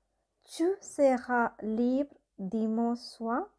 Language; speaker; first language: French; non-native, fluent; Tamil